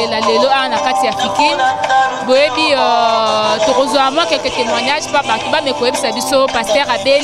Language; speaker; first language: French; non-native, local second language; Lingala